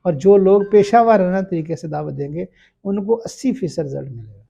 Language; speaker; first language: Urdu; non-native, local second language; Punjabi